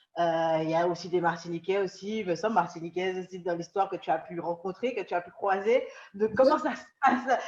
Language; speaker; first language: French; native; French